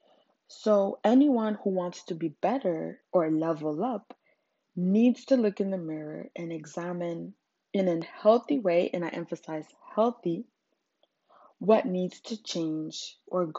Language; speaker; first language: English; non-native, local second language; Shona